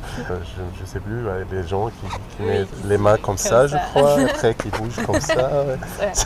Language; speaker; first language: French; non-native, fluent; Arabic